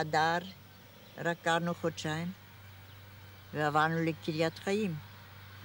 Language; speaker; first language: Hebrew; non-native, fluent; German